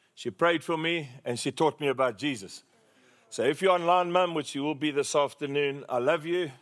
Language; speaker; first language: English; native; English